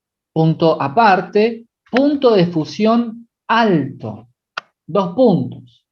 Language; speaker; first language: Spanish; native; Spanish